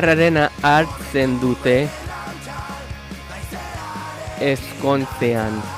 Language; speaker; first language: Basque; non-native, learner; English